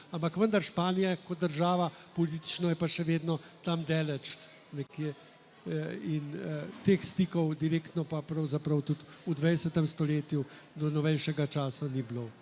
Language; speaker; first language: Slovenian; native; Slovenian